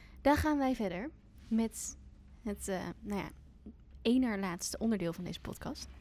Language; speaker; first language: Dutch; native; Dutch